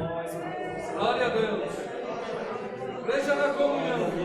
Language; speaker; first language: Portuguese; native; Portuguese